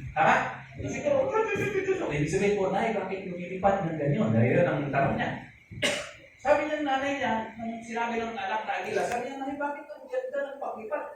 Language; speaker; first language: Filipino; non-native, local second language; Hiligaynon